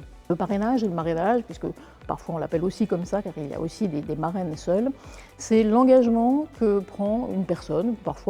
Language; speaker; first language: French; native; French